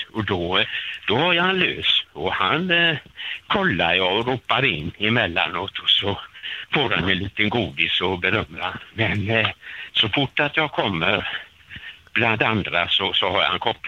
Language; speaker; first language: Swedish; native; Swedish